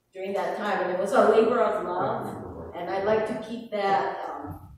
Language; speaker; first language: English; native; English